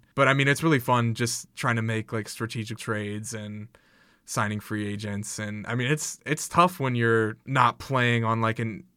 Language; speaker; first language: English; native; English